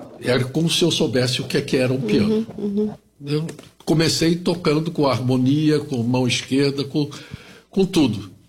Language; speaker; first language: Portuguese; early bilingual, other home language; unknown